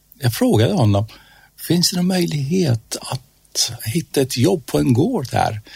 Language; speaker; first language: Swedish; non-native, fluent; Persian